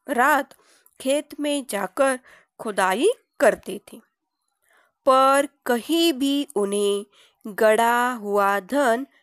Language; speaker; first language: Hindi; non-native, local second language; Marathi